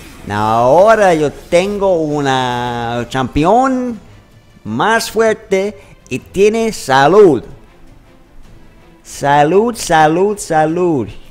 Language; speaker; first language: Spanish; non-native, learner; English